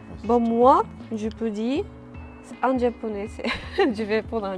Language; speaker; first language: French; non-native, learner; Japanese